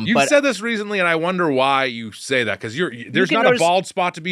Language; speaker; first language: English; native; English